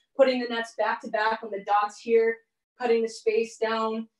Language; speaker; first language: English; native; English